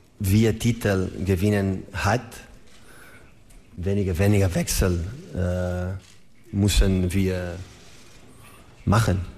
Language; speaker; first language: German; non-native, learner; Dutch